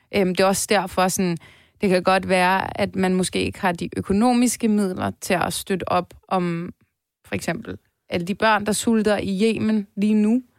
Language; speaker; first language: Danish; early bilingual, other home language; Turkish